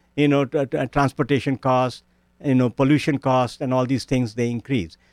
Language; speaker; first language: English; non-native, local second language; Punjabi